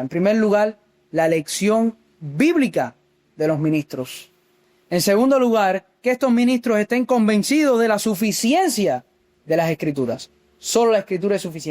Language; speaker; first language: Spanish; native; Spanish